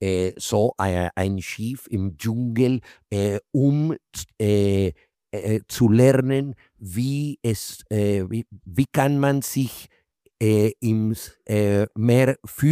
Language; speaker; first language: German; non-native, fluent; Spanish